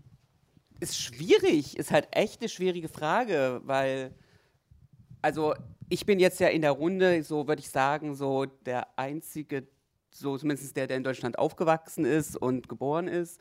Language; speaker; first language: German; native; German